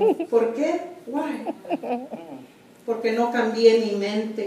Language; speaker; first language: Spanish; early bilingual, heritage; Spanish